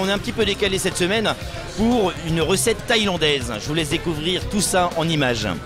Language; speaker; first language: French; native; French